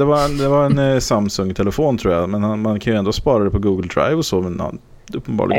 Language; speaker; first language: Swedish; native; Swedish